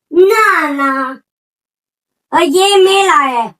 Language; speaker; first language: Hindi; non-native, local second language; Gujarati